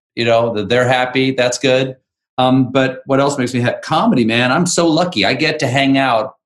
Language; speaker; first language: English; native; English